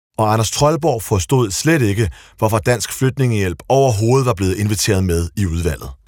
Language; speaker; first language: Danish; early bilingual, other home language; Arabic